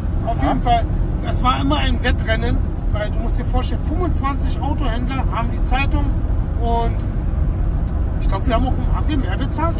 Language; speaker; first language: German; native; German